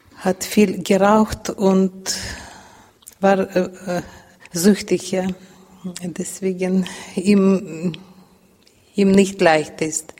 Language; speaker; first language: German; non-native, learner; Russian